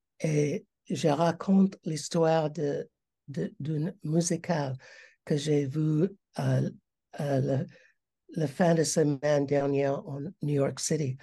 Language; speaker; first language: French; non-native, learner; English